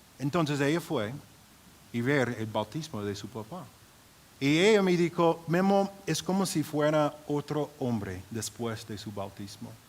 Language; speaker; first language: Spanish; non-native, fluent; English